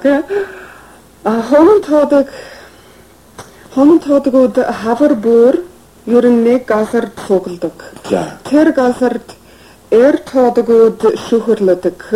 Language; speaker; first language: Mongolian; non-native, fluent; English